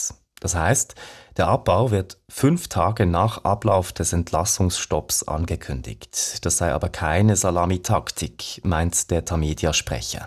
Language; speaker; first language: German; native; German